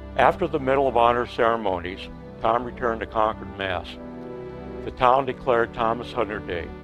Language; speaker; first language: English; native; English